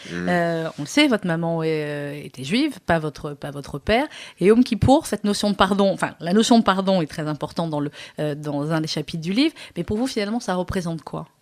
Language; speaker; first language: French; native; French